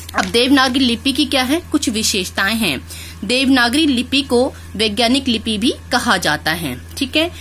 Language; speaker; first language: Hindi; native; Hindi